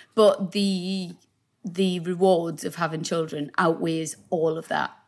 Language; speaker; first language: English; native; English